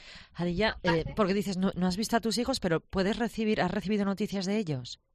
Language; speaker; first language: Spanish; native; Spanish